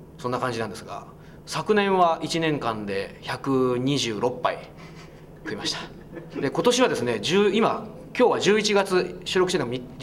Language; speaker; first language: Japanese; native; Japanese